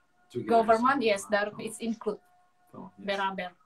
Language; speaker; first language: English; non-native, learner; Indonesian